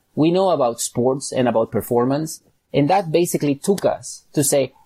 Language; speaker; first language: English; non-native, fluent; Catalan